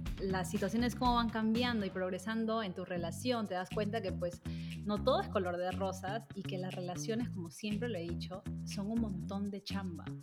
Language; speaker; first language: Spanish; native; Spanish